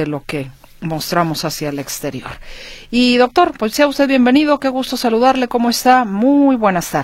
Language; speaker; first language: Spanish; native; Spanish